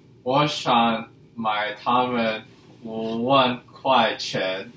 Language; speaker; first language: Chinese; non-native, learner; English